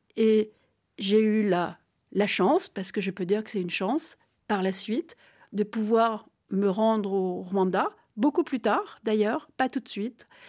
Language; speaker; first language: French; native; French